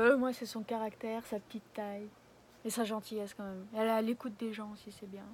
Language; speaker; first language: French; early bilingual, other home language; Spanish